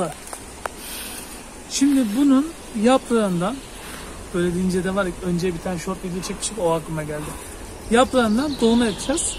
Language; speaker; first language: Turkish; native; Turkish